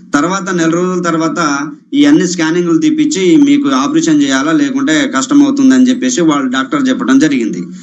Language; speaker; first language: Telugu; non-native, local second language; Lambadi